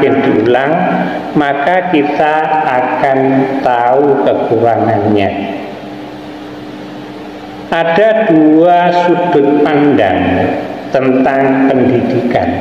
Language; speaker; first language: Indonesian; non-native, local second language; Javanese